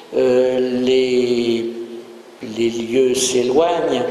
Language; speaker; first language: French; native; French